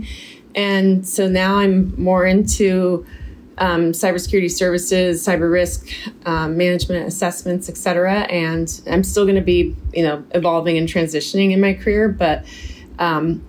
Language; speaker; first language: English; native; English